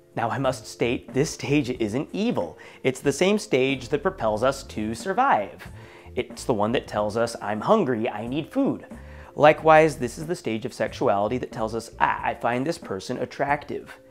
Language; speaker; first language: English; native; English